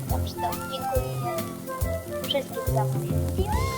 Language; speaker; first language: Polish; non-native, learner; Ukrainian